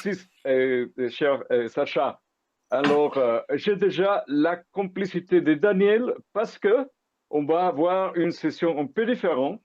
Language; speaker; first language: French; non-native, fluent; Spanish